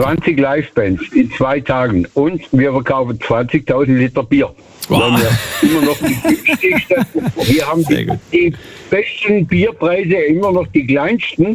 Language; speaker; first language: German; native; German